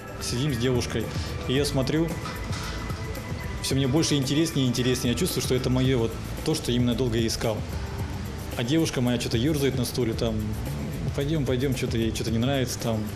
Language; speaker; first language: Russian; native; Russian